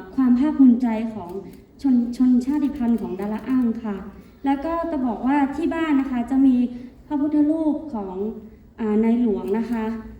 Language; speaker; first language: Thai; non-native, local second language; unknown